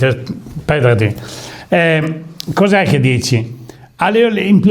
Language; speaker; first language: Italian; native; Italian